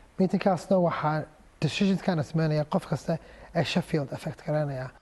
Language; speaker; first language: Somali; early bilingual, heritage; Somali